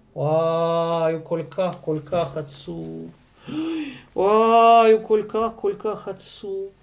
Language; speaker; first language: Hebrew; non-native, fluent; Russian